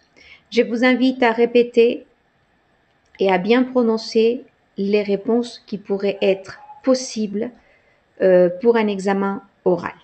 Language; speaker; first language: French; non-native, fluent; Spanish